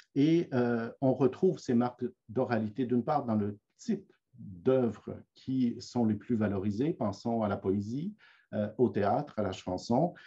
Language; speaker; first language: French; native; French